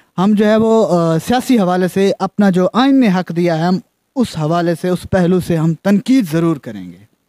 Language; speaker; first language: Urdu; non-native, local second language; Punjabi